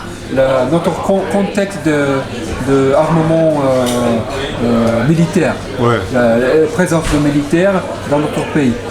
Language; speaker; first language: French; non-native, learner; Japanese